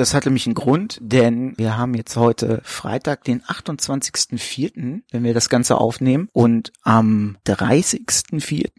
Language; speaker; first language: German; native; German